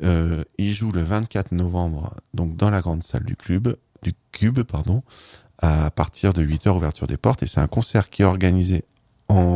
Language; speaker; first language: French; native; French